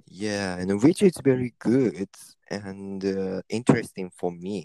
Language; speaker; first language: English; non-native, learner; Japanese